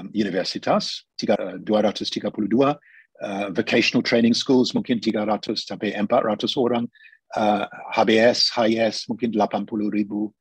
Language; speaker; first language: Indonesian; non-native, fluent; English